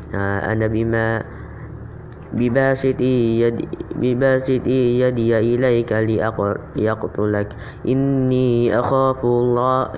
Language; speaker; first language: Arabic; non-native, learner; Indonesian